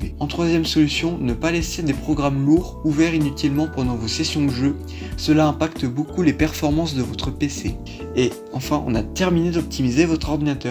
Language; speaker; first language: French; native; French